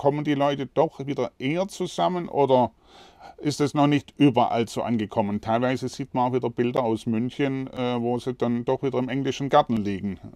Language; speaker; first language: German; native; German